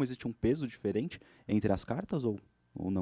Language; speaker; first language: Portuguese; native; Portuguese